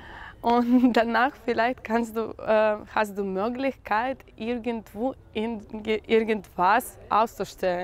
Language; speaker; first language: German; non-native, learner; Russian